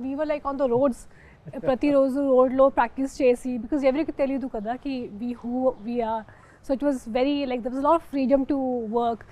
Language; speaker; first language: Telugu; non-native, local second language; Hindi